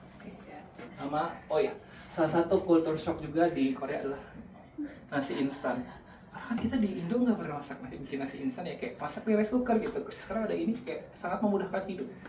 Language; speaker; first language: Indonesian; native; Indonesian